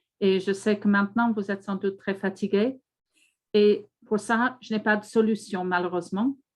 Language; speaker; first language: French; non-native, fluent; English